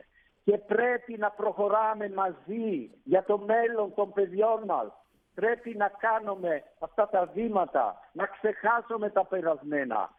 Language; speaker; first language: Greek; non-native, fluent; Italian